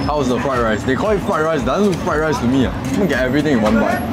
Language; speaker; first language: English; native; English